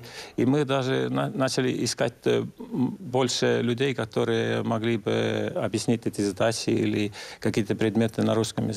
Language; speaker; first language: Russian; non-native, local second language; Estonian